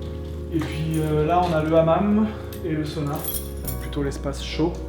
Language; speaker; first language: French; native; French